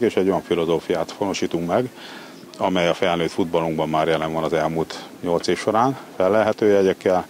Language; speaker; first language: Hungarian; native; Hungarian